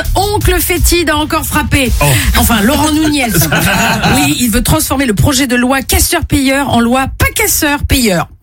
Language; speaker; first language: French; native; French